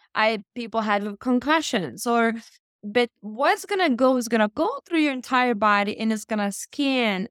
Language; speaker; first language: English; non-native, fluent; Lithuanian